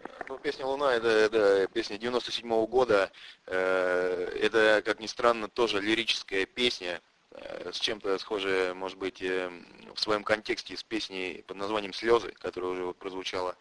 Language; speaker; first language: Russian; native; Russian